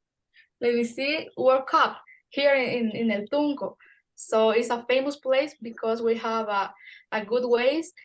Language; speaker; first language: English; non-native, fluent; Spanish